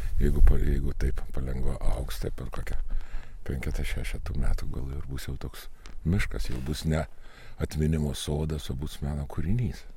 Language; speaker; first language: Lithuanian; native; Lithuanian